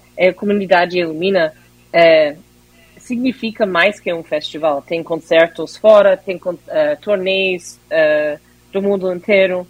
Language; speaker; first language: Portuguese; non-native, fluent; English